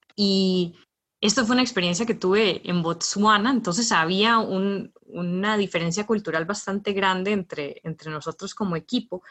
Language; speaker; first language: Spanish; native; Spanish